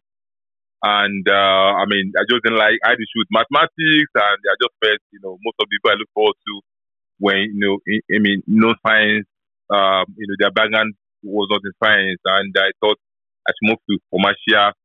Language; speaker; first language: English; non-native, local second language; Yoruba